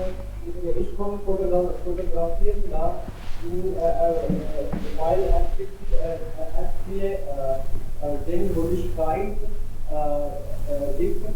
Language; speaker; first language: German; non-native, learner; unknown